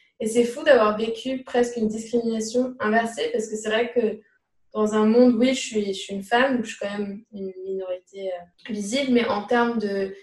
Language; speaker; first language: French; native; French